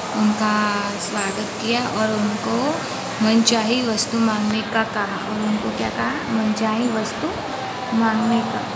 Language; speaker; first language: Hindi; non-native, local second language; Gujarati